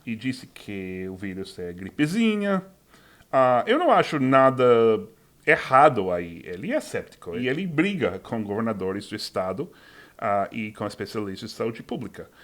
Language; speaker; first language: Portuguese; non-native, fluent; English